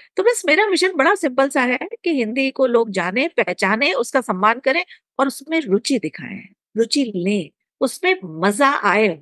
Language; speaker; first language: Hindi; native; Hindi